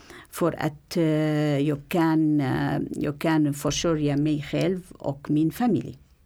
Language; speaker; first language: Swedish; non-native, learner; Arabic